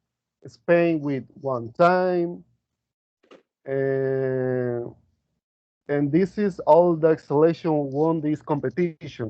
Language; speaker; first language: English; non-native, learner; Spanish